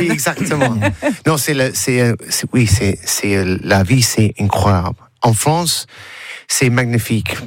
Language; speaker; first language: French; non-native, learner; English